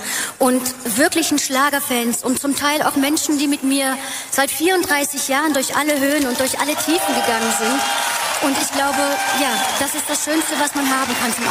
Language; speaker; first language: German; native; German